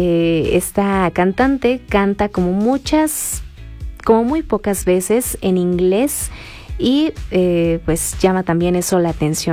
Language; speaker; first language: Spanish; native; Spanish